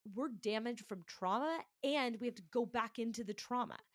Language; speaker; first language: English; native; English